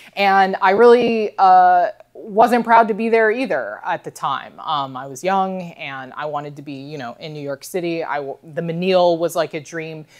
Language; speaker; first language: English; native; English